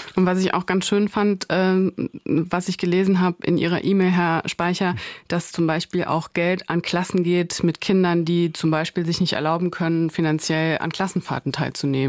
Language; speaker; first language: German; native; German